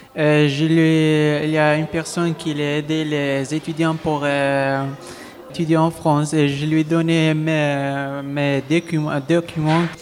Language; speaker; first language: French; non-native, learner; Kurdish